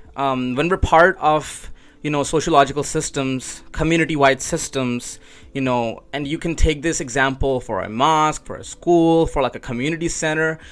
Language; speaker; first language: English; non-native, local second language; Urdu